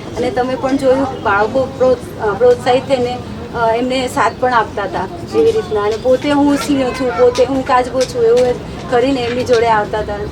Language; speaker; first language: Gujarati; non-native, local second language; Marathi